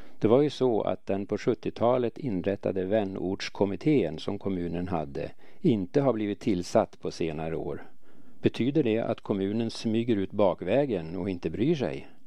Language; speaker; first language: Swedish; native; Swedish